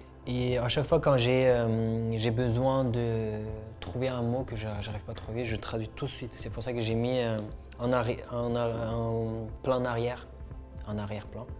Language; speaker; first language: French; non-native, fluent; Uyghur